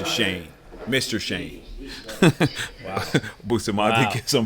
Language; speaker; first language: English; native; English